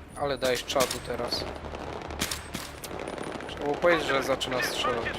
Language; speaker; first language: Polish; native; Polish